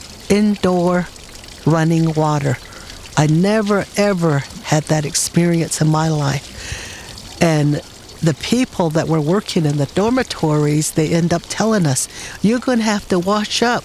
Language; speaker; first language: English; native; English